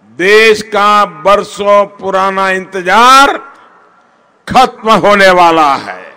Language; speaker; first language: Hindi; non-native, local second language; Gujarati